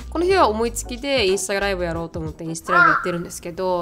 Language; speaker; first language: Japanese; native; Japanese